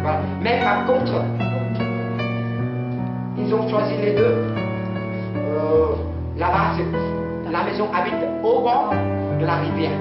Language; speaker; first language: French; non-native, learner; Vietnamese